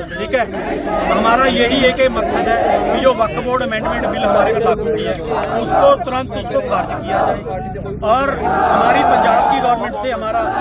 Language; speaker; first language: Hindi; non-native, local second language; Punjabi